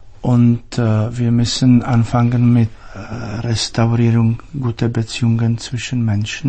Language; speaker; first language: German; non-native, fluent; Czech